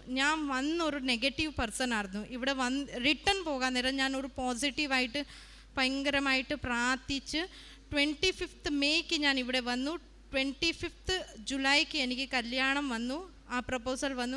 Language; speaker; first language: Malayalam; early bilingual, heritage; Malayalam